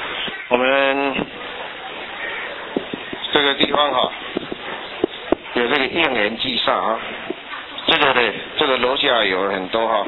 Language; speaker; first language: Chinese; non-native, local second language; Min Nan Chinese